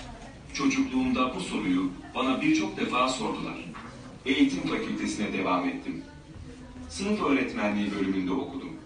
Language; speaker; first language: Turkish; non-native, learner; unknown